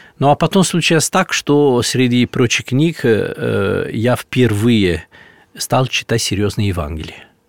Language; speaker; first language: Russian; non-native, fluent; Italian